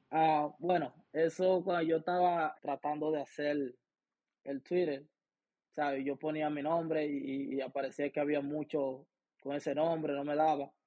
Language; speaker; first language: Spanish; native; Spanish